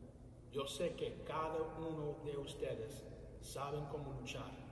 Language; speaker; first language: Spanish; early bilingual, other home language; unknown